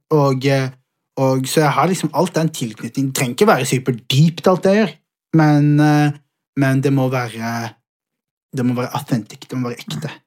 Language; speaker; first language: Norwegian; early bilingual, other home language; Somali